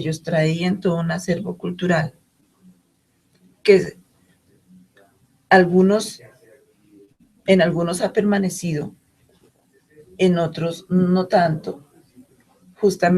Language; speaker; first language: Spanish; native; Spanish